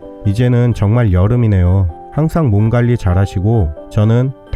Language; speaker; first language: Korean; native; Korean